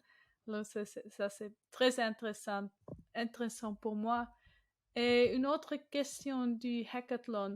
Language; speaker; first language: French; non-native, learner; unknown